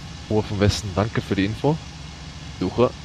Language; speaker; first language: German; native; German